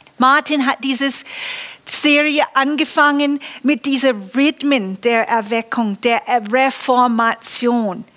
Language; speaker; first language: German; non-native, fluent; English